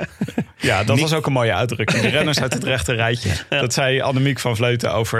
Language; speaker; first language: Dutch; native; Dutch